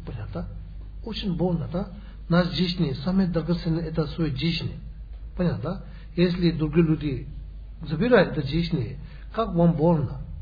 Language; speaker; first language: Russian; non-native, learner; Tibetan